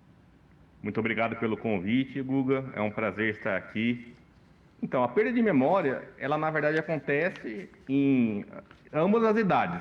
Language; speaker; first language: Portuguese; native; Portuguese